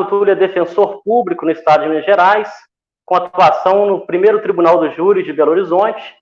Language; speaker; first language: Portuguese; native; Portuguese